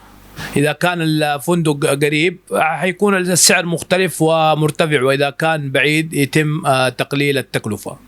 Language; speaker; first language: Arabic; native; Arabic